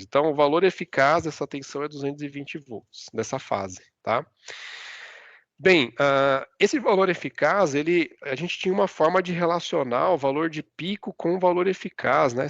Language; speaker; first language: Portuguese; native; Portuguese